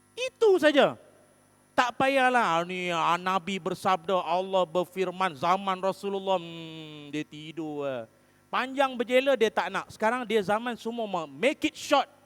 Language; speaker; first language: Malay; native; Malay